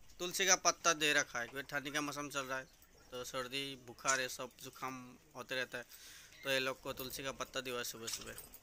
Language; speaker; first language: Hindi; non-native, local second language; Assamese